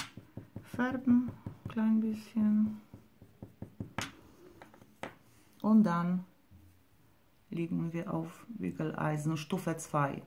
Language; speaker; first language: German; non-native, fluent; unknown